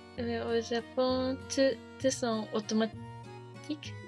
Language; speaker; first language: French; non-native, learner; Japanese